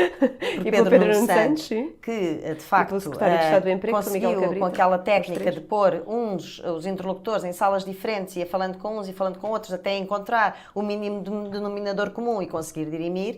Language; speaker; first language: Portuguese; native; Portuguese